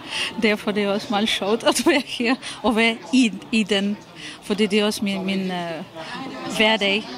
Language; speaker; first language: Danish; non-native, fluent; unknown